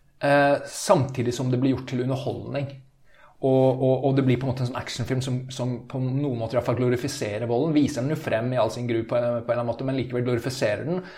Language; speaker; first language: Norwegian; native; Norwegian